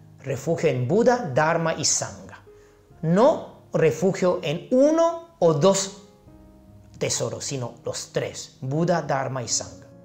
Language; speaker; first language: Spanish; non-native, fluent; Chinese